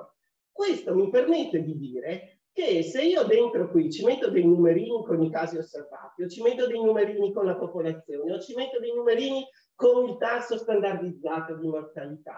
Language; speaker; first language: Italian; native; Italian